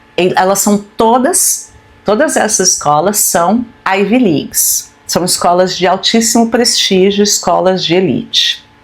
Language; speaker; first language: Portuguese; native; Portuguese